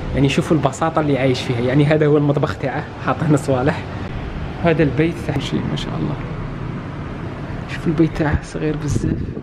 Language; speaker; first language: Arabic; native; Arabic